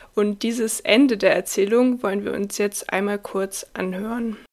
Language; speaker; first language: German; native; German